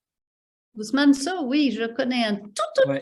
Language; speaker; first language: French; non-native, fluent; English